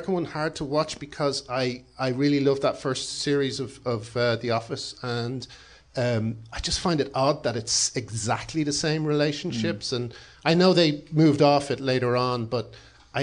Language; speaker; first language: English; native; English